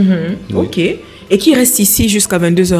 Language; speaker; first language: French; native; French